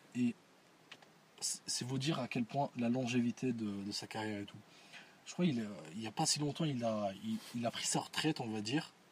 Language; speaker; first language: French; early bilingual, other home language; Arabic